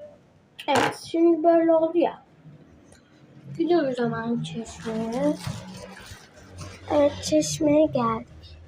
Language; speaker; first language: Turkish; native; Turkish